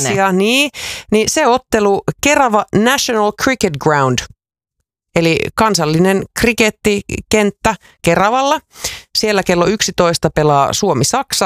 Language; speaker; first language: Finnish; native; Finnish